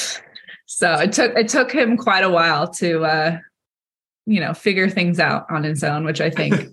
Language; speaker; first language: English; native; English